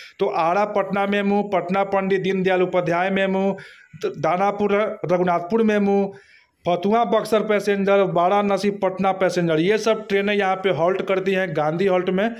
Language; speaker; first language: Hindi; native; Hindi